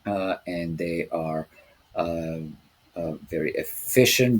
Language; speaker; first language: English; non-native, fluent; Serbian